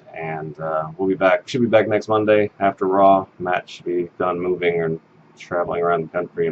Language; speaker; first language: English; native; English